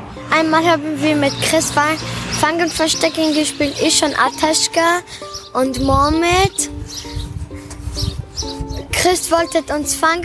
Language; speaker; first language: German; early bilingual, other home language; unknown